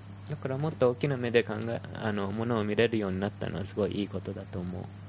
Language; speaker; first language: Japanese; early bilingual, heritage; Japanese